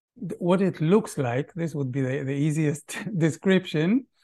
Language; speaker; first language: English; non-native, fluent; Hebrew